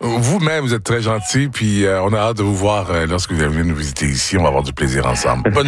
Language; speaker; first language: French; native; French